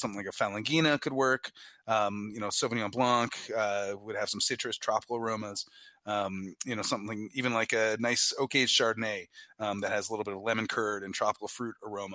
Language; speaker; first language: English; native; English